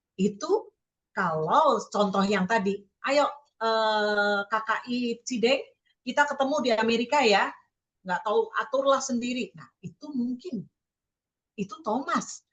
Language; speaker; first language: Indonesian; native; Indonesian